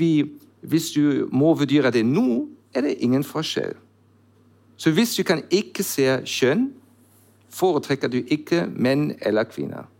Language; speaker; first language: Norwegian; non-native, learner; German